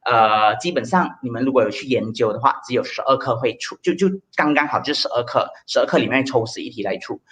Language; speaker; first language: Chinese; native; Chinese